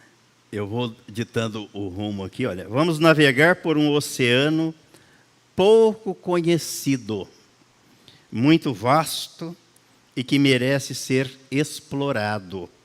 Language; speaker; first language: Portuguese; native; Portuguese